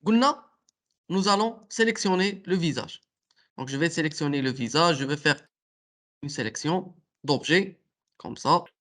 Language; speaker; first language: French; non-native, local second language; Arabic